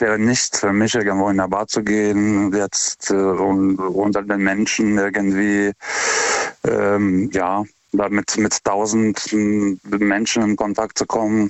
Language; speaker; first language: German; non-native, fluent; Lithuanian